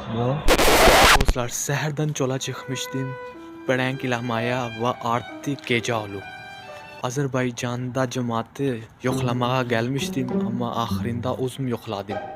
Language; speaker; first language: Azerbaijani; non-native, fluent; Urdu